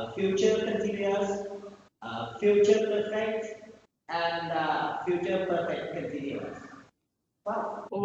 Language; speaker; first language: English; non-native, learner; Vietnamese